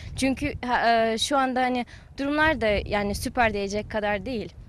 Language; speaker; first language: Turkish; non-native, fluent; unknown